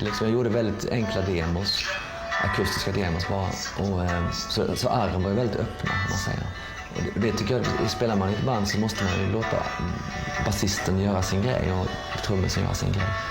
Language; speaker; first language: Swedish; native; Swedish